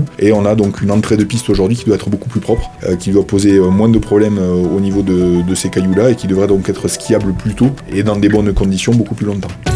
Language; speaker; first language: French; native; French